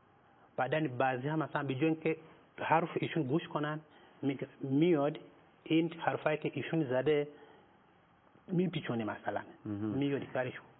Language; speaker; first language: Persian; non-native, fluent; Nyanja